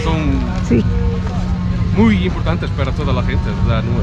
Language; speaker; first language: Spanish; non-native, learner; Portuguese